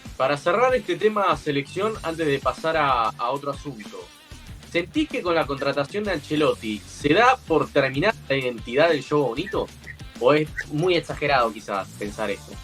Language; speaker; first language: Spanish; native; Spanish